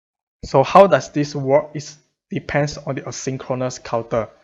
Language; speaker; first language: English; non-native, fluent; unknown